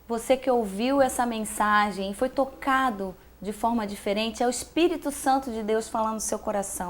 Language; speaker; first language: Portuguese; native; Portuguese